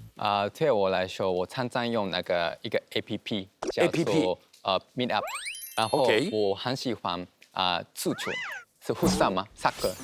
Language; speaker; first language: Chinese; non-native, fluent; Japanese